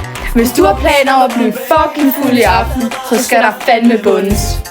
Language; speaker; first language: Danish; native; Danish